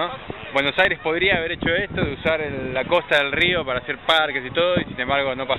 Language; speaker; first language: Spanish; native; Spanish